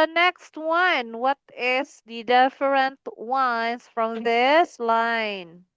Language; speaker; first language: English; non-native, fluent; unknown